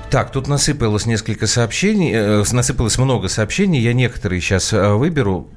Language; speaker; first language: Russian; native; Russian